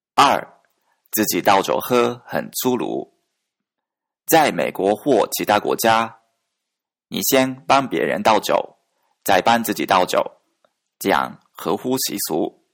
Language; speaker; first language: Chinese; non-native, fluent; Japanese